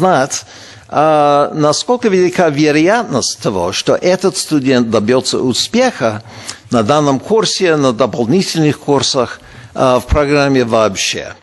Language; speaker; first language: Russian; non-native, fluent; English